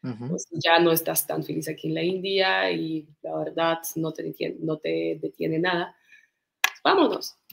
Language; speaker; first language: Spanish; non-native, fluent; Russian